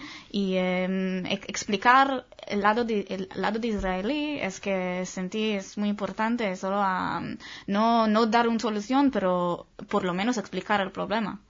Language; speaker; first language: Spanish; non-native, fluent; Hebrew